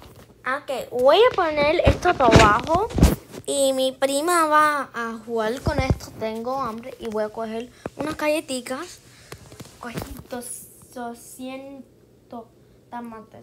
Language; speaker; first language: Spanish; early bilingual, heritage; Spanish